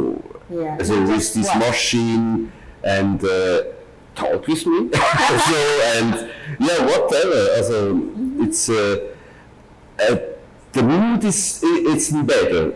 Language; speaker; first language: English; non-native, learner; German